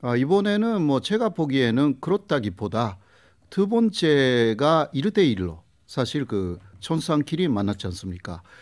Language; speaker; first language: Korean; non-native, fluent; Japanese